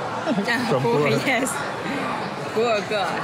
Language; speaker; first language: English; non-native, learner; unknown